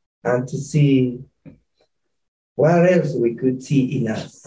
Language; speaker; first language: English; non-native, fluent; Spanish